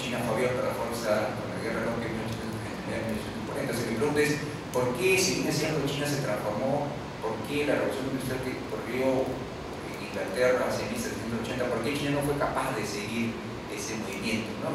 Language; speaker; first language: Spanish; native; Spanish